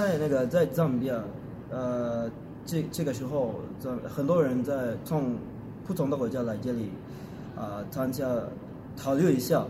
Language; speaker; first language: Chinese; non-native, learner; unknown